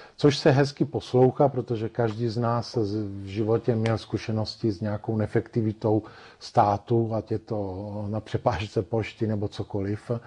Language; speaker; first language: Czech; non-native, fluent; Italian